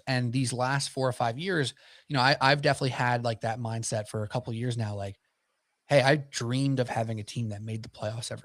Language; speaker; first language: English; native; English